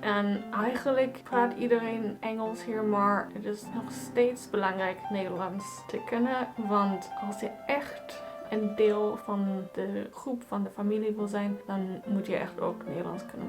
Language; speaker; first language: Dutch; non-native, fluent; German